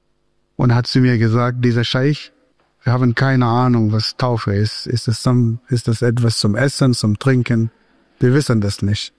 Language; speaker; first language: German; non-native, fluent; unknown